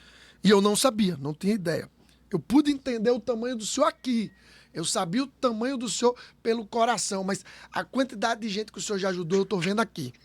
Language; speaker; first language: Portuguese; native; Portuguese